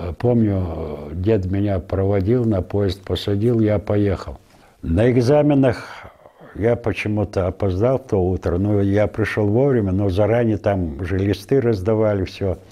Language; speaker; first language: Russian; non-native, local second language; Ingush